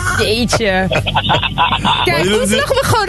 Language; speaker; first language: Dutch; native; Dutch